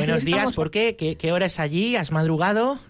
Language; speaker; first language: Spanish; native; Spanish